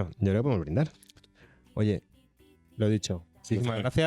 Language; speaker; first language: Spanish; native; Spanish